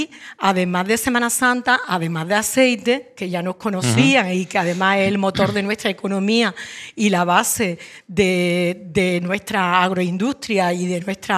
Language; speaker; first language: Spanish; native; Spanish